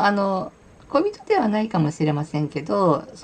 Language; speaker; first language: Japanese; native; Japanese